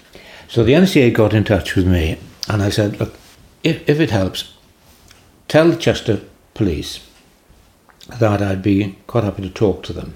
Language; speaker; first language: English; native; English